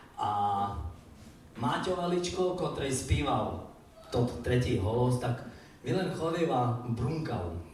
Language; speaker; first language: Slovak; non-native, local second language; Rusyn